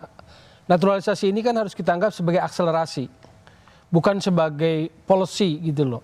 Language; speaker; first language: Indonesian; native; Indonesian